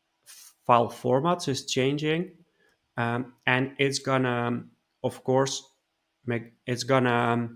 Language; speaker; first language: English; non-native, fluent; Dutch